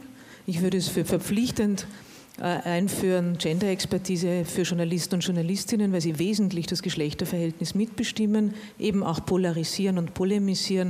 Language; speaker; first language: German; native; German